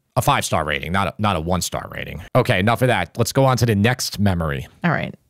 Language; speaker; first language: English; native; English